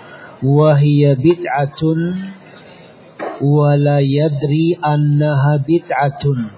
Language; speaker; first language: Arabic; non-native, fluent; Indonesian